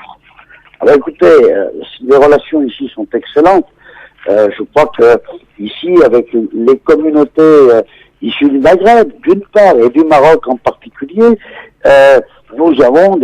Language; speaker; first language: French; native; French